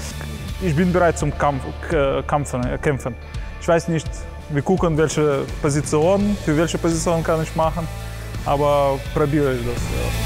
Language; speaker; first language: German; non-native, learner; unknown